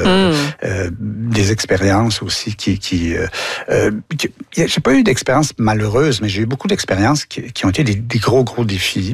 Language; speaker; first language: French; native; French